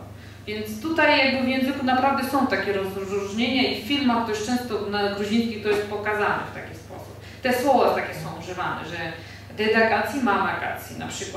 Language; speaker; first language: Polish; non-native, fluent; Georgian